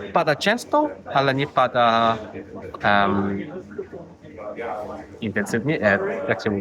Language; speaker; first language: Polish; non-native, learner; English